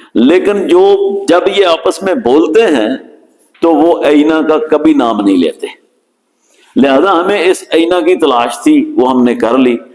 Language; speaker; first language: Urdu; non-native, local second language; Punjabi